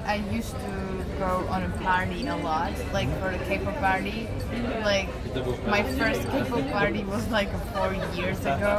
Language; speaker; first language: English; non-native, fluent; Czech